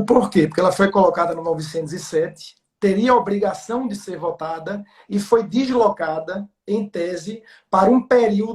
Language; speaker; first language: Portuguese; native; Portuguese